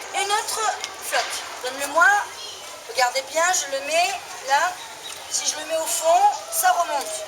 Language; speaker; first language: French; native; French